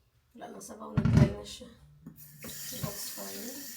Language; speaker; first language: Filipino; native; Filipino